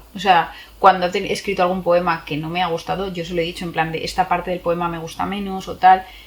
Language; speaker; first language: Spanish; native; Spanish